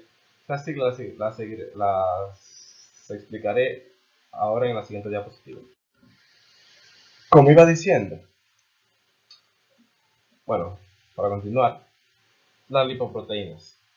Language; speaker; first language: Spanish; native; Spanish